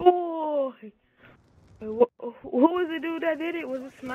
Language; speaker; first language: English; native; English